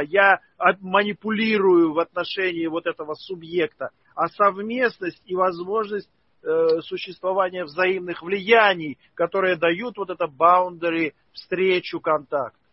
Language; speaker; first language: Russian; native; Russian